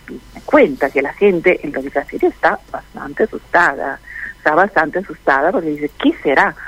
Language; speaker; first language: Spanish; non-native, fluent; Italian